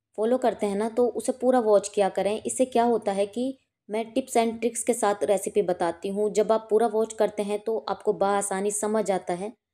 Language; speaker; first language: Hindi; native; Hindi